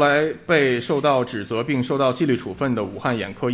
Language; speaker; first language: Chinese; non-native, local second language; Cantonese